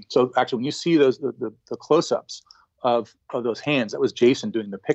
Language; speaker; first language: English; native; English